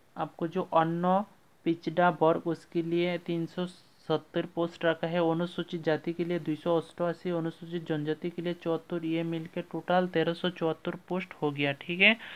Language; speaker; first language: Hindi; non-native, local second language; Bangla